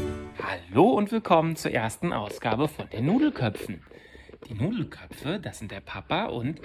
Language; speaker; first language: German; native; German